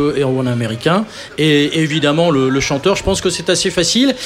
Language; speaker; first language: French; native; French